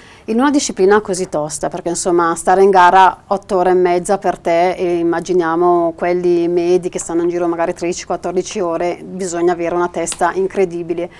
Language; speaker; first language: Italian; native; Italian